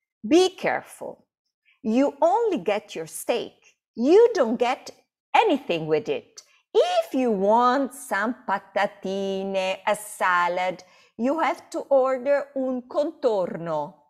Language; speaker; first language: English; non-native, fluent; Italian